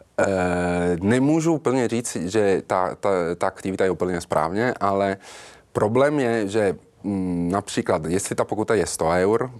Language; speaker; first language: Czech; non-native, learner; Italian